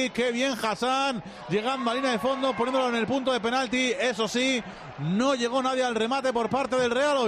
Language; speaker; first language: Spanish; native; Spanish